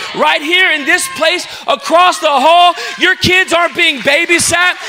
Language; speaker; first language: English; native; English